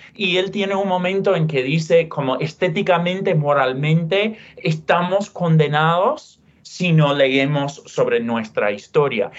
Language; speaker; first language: Spanish; non-native, fluent; English